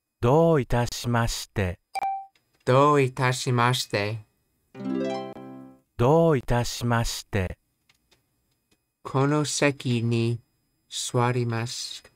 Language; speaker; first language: Japanese; non-native, learner; English